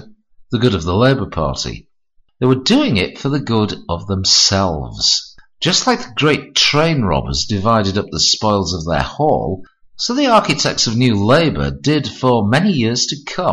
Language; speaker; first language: English; native; English